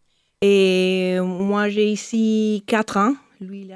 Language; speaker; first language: French; non-native, fluent; Spanish